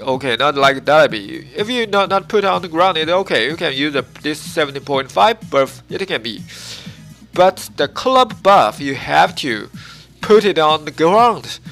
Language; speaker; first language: English; non-native, learner; Japanese